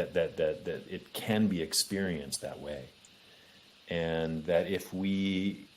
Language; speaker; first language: English; native; English